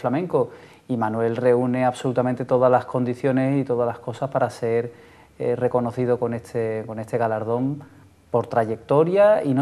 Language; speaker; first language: Spanish; native; Spanish